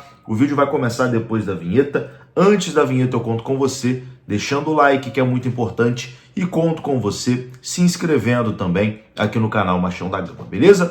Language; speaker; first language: Portuguese; native; Portuguese